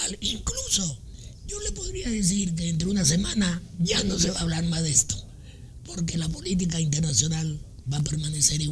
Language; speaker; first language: Spanish; native; Spanish